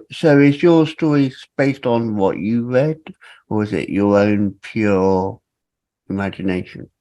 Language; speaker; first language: English; native; English